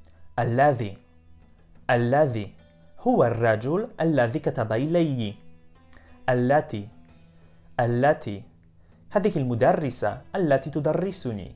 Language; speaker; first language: Arabic; non-native, fluent; Polish